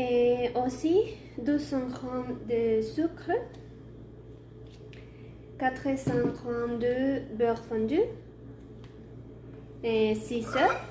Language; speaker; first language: French; non-native, learner; Spanish